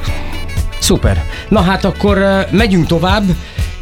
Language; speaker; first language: Hungarian; native; Hungarian